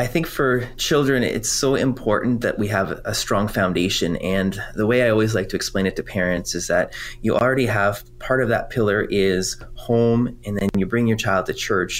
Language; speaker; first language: English; non-native, fluent; French